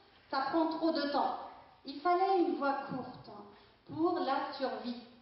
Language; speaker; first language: French; non-native, fluent; German